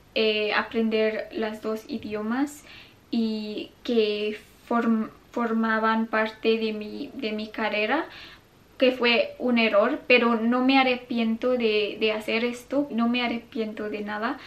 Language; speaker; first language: Spanish; non-native, fluent; English